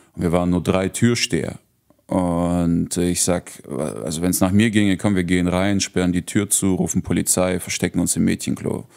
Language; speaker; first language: German; early bilingual, heritage; Russian